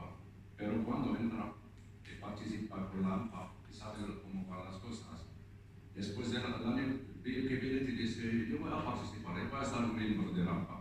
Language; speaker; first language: Spanish; non-native, fluent; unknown